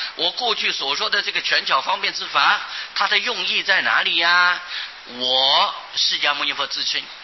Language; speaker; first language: Chinese; non-native, local second language; Hakka Chinese